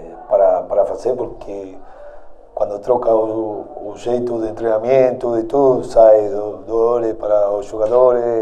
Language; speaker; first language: Portuguese; non-native, fluent; Spanish